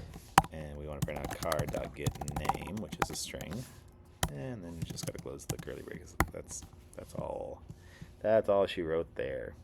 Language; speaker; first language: English; native; English